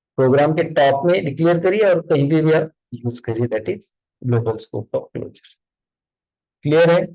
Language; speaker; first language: Hindi; non-native, local second language; Marathi